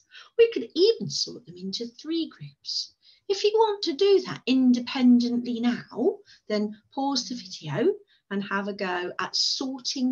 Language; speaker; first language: English; native; English